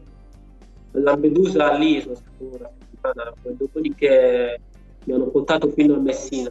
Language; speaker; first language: Italian; non-native, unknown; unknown